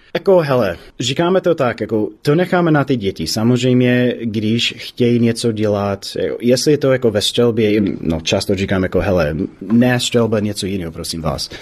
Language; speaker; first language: Czech; non-native, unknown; English